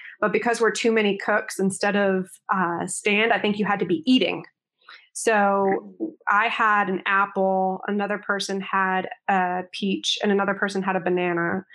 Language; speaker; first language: English; native; English